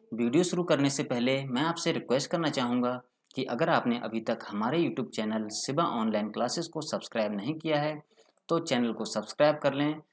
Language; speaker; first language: Hindi; native; Hindi